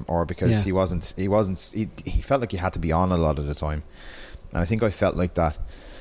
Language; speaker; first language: English; native; English